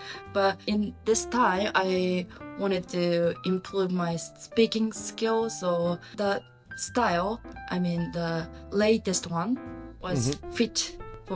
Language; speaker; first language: English; non-native, learner; Japanese